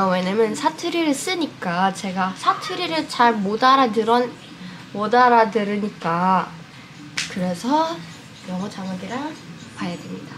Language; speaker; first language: Korean; non-native, fluent; English